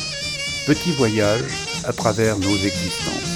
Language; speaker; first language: French; native; French